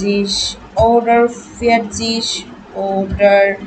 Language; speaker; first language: German; non-native, learner; Bangla